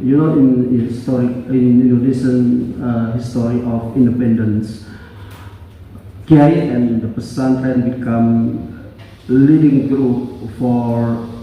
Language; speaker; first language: English; non-native, learner; Indonesian